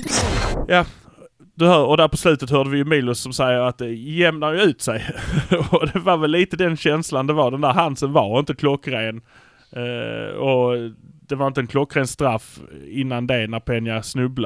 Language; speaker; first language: Swedish; native; Swedish